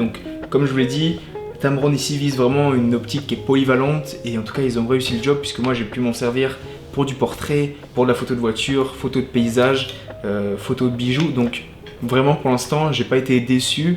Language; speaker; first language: French; native; French